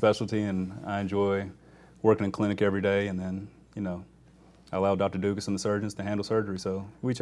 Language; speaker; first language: English; native; English